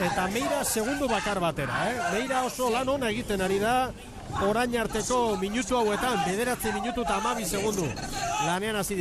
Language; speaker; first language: Basque; native; Basque